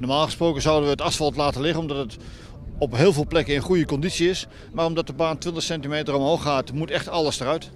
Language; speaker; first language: Dutch; native; Dutch